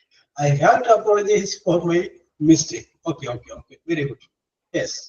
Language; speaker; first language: English; non-native, local second language; Malayalam